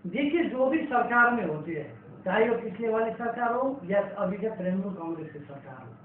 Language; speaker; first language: Hindi; non-native, local second language; Nepali